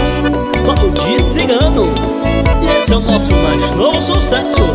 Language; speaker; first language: Portuguese; native; Portuguese